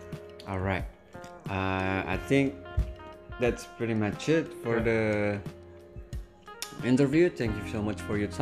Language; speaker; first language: English; non-native, fluent; Indonesian